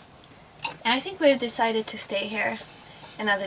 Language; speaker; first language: English; non-native, fluent; Swedish